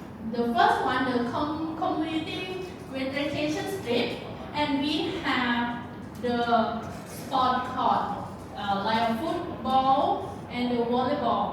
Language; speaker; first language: English; non-native, learner; Thai